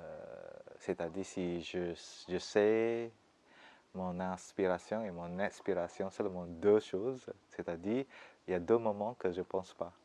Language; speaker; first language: French; non-native, fluent; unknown